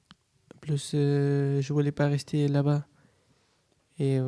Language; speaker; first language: French; non-native, learner; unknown